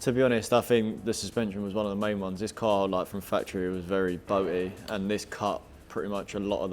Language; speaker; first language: English; native; English